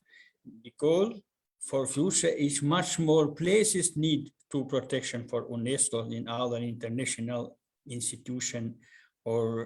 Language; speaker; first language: English; non-native, learner; Albanian